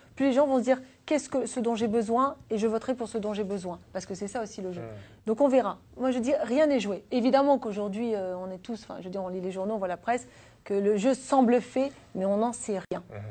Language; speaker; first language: French; native; French